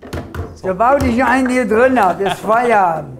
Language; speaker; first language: German; native; German